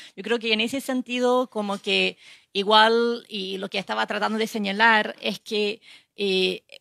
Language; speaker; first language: Spanish; non-native, fluent; English